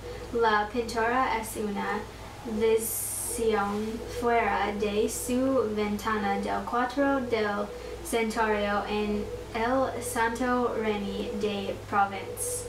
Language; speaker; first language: Spanish; non-native, learner; English